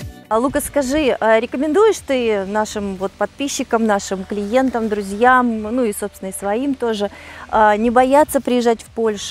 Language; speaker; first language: Russian; native; Russian